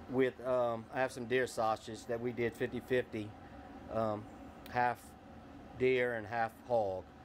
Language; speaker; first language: English; native; English